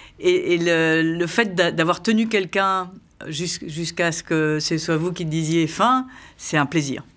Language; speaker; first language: French; native; French